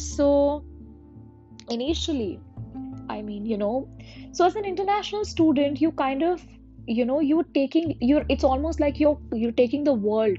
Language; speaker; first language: English; non-native, local second language; Hindi